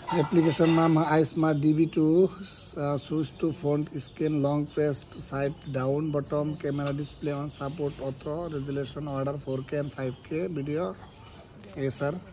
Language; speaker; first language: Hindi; non-native, local second language; Bangla